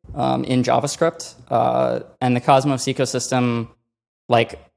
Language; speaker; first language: English; native; English